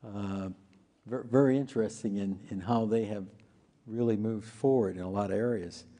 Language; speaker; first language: English; native; English